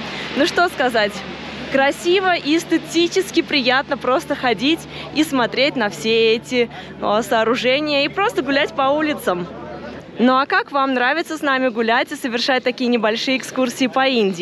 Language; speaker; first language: Russian; native; Russian